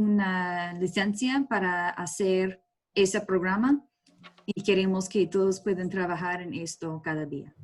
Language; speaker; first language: Spanish; non-native, learner; English